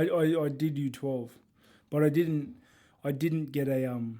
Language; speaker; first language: English; native; English